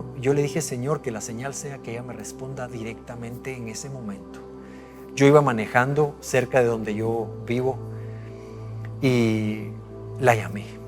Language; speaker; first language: Spanish; native; Spanish